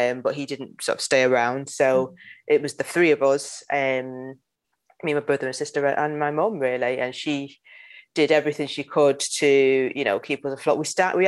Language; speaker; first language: English; native; English